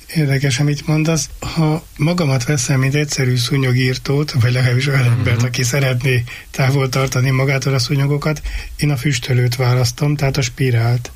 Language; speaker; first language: Hungarian; native; Hungarian